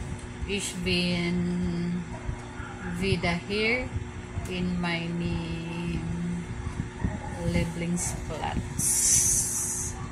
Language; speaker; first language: German; non-native, learner; English